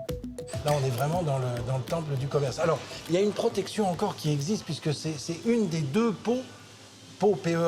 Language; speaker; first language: French; native; French